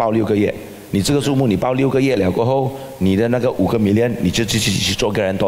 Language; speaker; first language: Chinese; native; Chinese